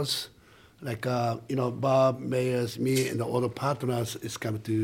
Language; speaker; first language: English; non-native, learner; Japanese